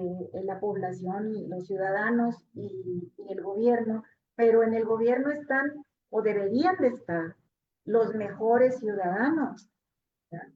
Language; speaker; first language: Spanish; native; Spanish